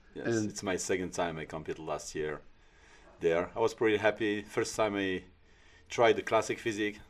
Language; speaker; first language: English; early bilingual, other home language; Arabic